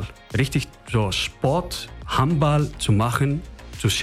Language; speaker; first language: German; non-native, learner; Icelandic